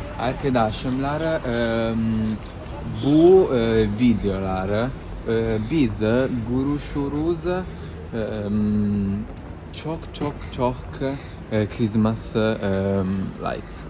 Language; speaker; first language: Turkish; non-native, learner; Italian